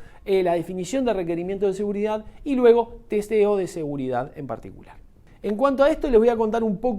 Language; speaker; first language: Spanish; native; Spanish